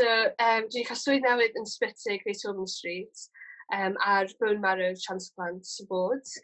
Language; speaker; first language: Welsh; native; Welsh